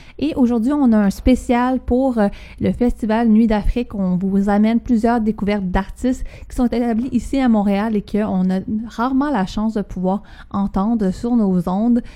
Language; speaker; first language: French; native; French